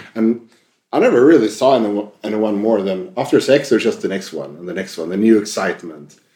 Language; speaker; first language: English; non-native, fluent; Swedish